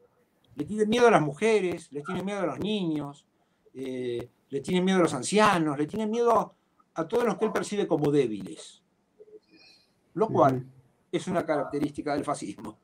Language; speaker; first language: Spanish; native; Spanish